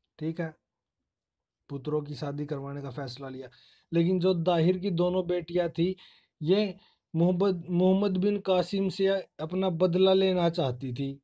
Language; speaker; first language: Hindi; native; Hindi